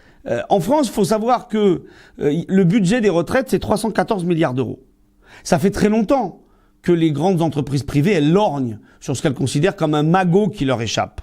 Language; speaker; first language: French; native; French